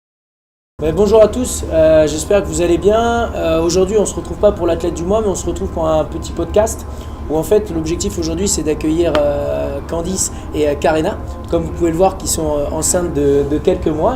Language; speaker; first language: French; native; French